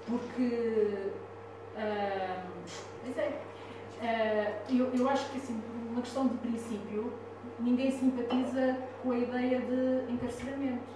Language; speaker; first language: Portuguese; non-native, fluent; Italian